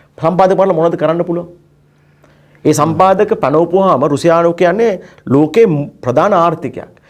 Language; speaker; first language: Sinhala; native; Sinhala